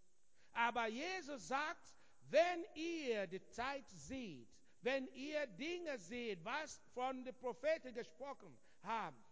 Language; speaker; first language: German; non-native, fluent; Igbo